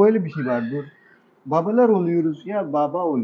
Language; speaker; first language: Turkish; non-native, learner; Urdu